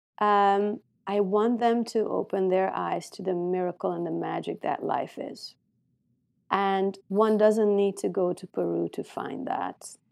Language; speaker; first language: English; non-native, fluent; Romanian